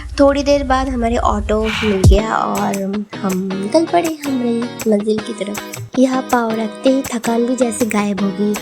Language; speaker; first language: Hindi; non-native, local second language; Bangla